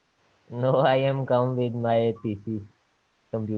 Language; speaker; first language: English; non-native, learner; Urdu